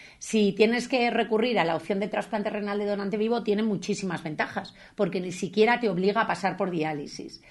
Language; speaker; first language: Spanish; native; Spanish